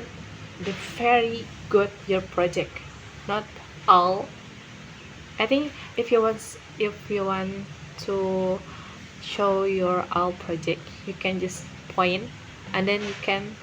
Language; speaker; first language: English; non-native, learner; Indonesian